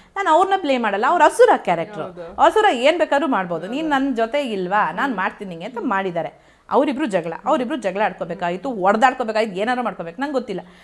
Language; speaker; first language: Kannada; native; Kannada